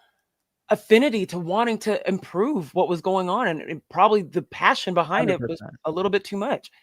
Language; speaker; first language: English; native; English